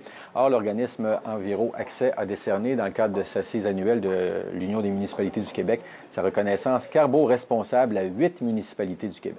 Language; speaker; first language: French; native; French